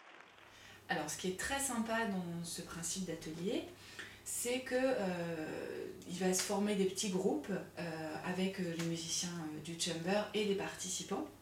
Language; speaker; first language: French; native; French